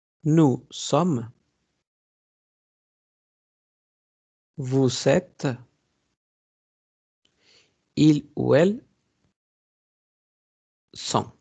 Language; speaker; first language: French; non-native, fluent; Spanish